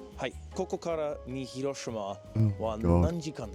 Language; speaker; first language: Japanese; non-native, learner; English